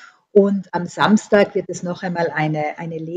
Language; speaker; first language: German; native; German